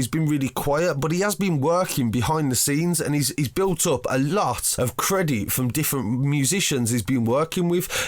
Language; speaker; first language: English; native; English